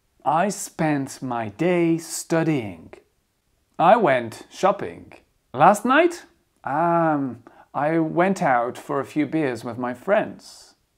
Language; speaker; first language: English; non-native, fluent; French